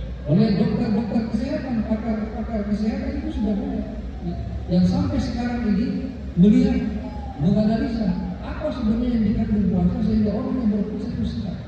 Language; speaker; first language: Indonesian; non-native, local second language; Buginese